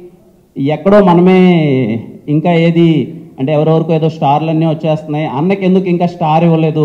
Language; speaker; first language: Telugu; native; Telugu